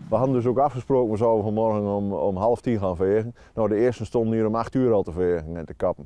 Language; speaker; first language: Dutch; native; Dutch